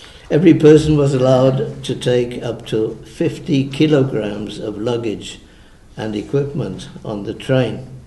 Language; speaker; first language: English; early bilingual, other home language; German